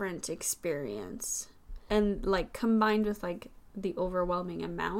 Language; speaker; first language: English; native; English